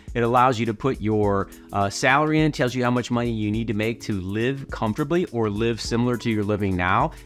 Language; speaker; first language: English; native; English